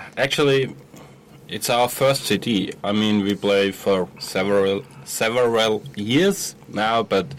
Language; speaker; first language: English; non-native, fluent; Spanish